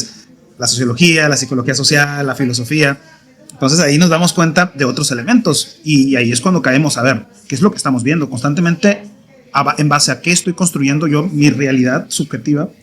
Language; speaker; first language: Spanish; native; Spanish